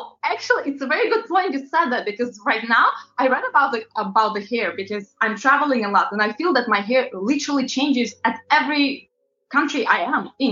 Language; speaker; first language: English; non-native, fluent; Latvian